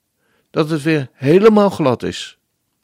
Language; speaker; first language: Dutch; native; Dutch